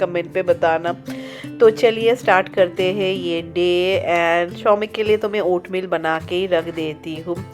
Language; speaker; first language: Hindi; non-native, local second language; Bangla